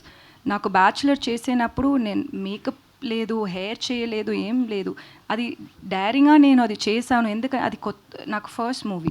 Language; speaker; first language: Telugu; non-native, learner; Tamil